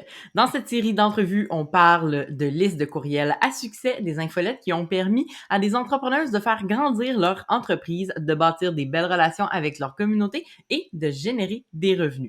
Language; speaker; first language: French; native; French